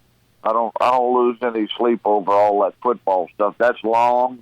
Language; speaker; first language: English; native; English